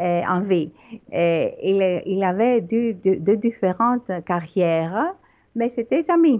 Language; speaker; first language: French; non-native, learner; Greek